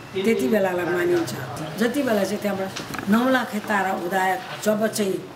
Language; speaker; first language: Nepali; native; Nepali